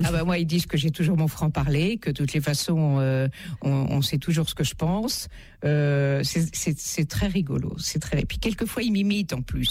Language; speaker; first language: French; native; French